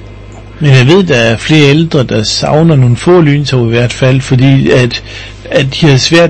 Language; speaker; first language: Danish; native; Danish